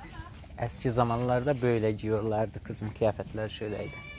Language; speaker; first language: Turkish; native; Turkish